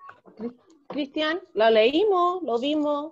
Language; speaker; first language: Spanish; native; Spanish